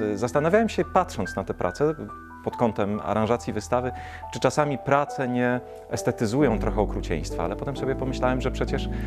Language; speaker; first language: Polish; native; Polish